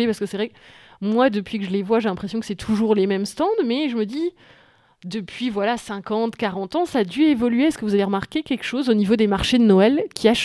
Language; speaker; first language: French; native; French